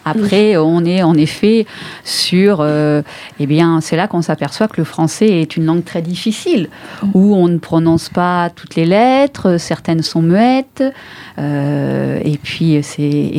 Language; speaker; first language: French; native; French